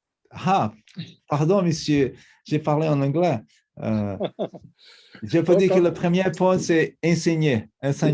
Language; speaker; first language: French; non-native, learner; Portuguese